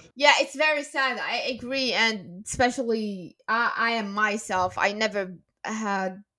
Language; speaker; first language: English; non-native, fluent; Arabic